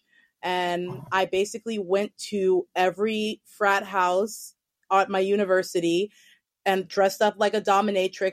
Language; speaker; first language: English; native; English